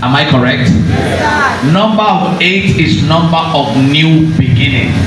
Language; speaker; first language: English; non-native, local second language; Yoruba